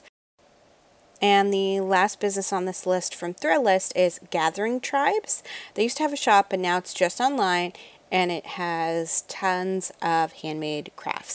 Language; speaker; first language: English; native; English